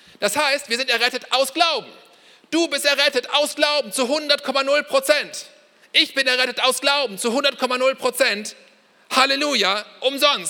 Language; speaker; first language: German; native; German